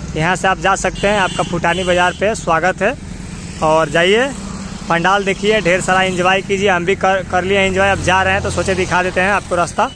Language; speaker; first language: Hindi; non-native, local second language; Bhojpuri